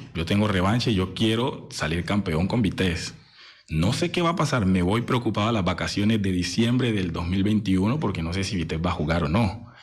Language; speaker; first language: Spanish; native; Spanish